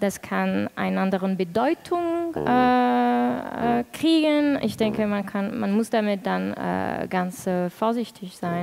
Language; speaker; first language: German; non-native, fluent; French